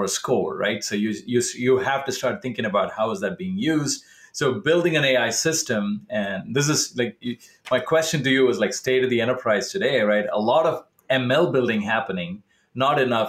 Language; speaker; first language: English; non-native, local second language; Tamil